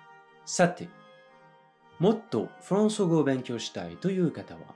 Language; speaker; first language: Japanese; non-native, fluent; French